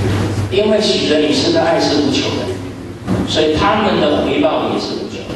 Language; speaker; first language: Chinese; native; Chinese